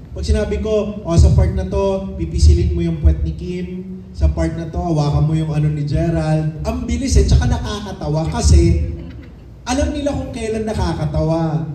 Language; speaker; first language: Filipino; native; Filipino